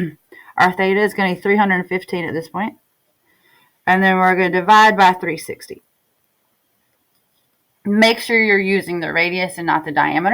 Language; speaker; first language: English; native; English